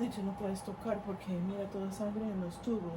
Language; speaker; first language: Spanish; early bilingual, heritage; Spanish